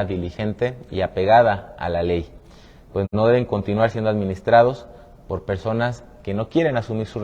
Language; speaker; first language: Spanish; native; Spanish